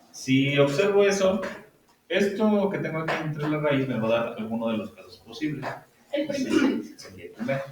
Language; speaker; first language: Spanish; native; Spanish